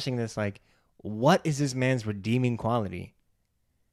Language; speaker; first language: English; native; English